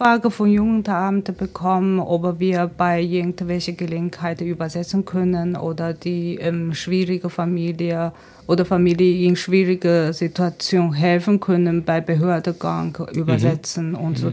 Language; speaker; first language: German; non-native, fluent; Chinese